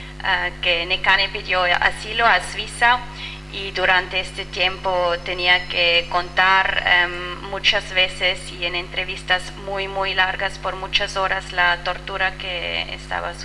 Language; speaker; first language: Spanish; non-native, fluent; French